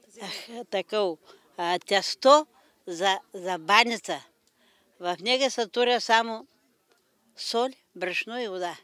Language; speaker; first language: Bulgarian; native; Bulgarian